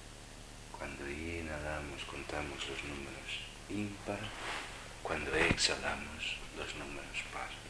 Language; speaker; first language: Spanish; non-native, fluent; Portuguese